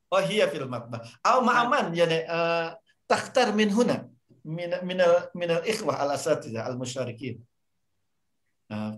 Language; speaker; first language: Arabic; non-native, fluent; Indonesian